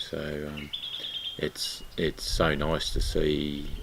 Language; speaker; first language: English; native; English